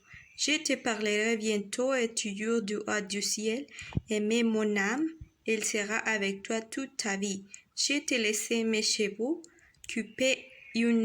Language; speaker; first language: French; non-native, learner; Spanish